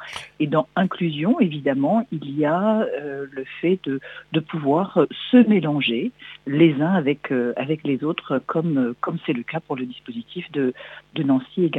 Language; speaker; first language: French; native; French